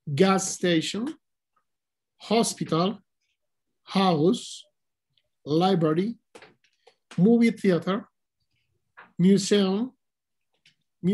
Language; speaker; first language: English; non-native, learner; Spanish